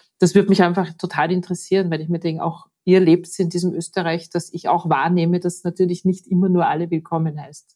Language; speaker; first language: German; native; German